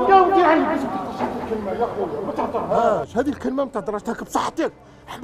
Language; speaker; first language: Arabic; native; Arabic